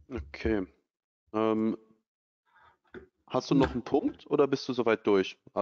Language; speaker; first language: German; native; German